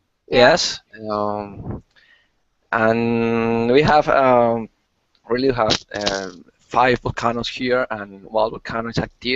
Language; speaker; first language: English; non-native, learner; Spanish